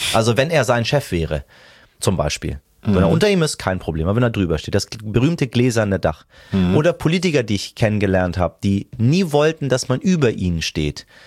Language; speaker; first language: German; early bilingual, other home language; Persian